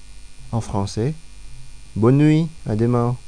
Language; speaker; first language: French; non-native, fluent; Indonesian